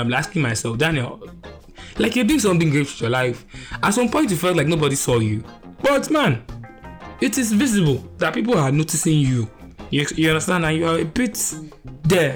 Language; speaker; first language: English; non-native, local second language; Yoruba